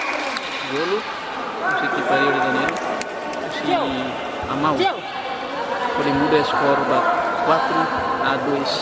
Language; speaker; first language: Portuguese; non-native, local second language; Tetum